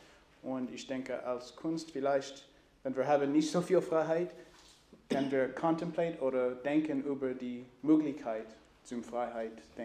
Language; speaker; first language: German; non-native, learner; English